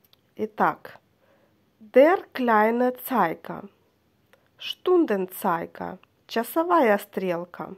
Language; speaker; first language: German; non-native, fluent; Russian